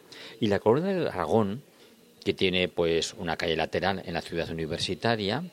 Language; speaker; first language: Spanish; native; Spanish